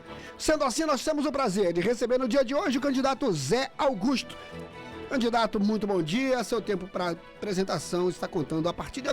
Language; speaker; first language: Portuguese; native; Portuguese